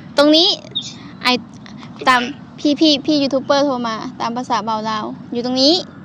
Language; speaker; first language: Thai; non-native, fluent; Lao